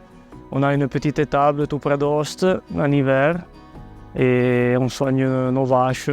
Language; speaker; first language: French; non-native, local second language; Italian